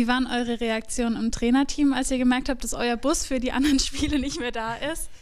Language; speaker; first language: German; native; German